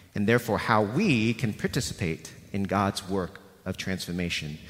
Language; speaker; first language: English; non-native, local second language; Cantonese